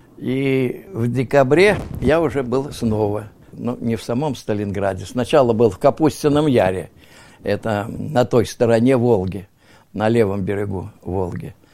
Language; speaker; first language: Russian; native; Russian